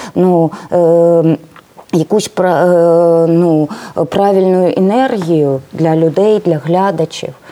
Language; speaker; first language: Ukrainian; non-native, local second language; Russian